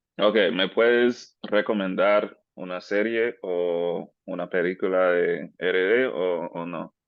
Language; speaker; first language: Spanish; native; Spanish